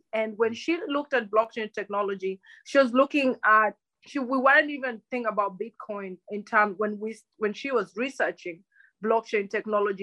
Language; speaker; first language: English; non-native, local second language; Luyia